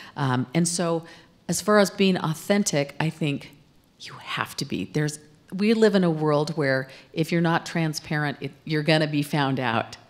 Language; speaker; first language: English; native; English